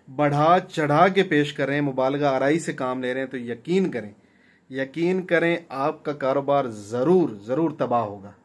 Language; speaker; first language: Urdu; non-native, local second language; Punjabi